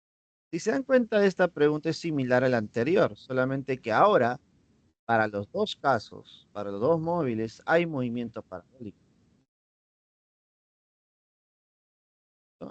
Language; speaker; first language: Spanish; native; Spanish